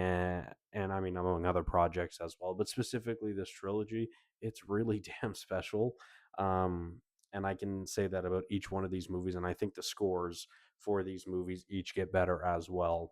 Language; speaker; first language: English; native; English